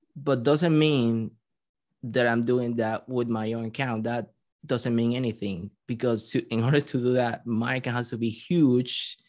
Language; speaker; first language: English; non-native, fluent; Spanish